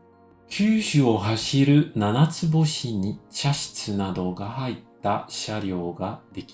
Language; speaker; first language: Japanese; non-native, fluent; French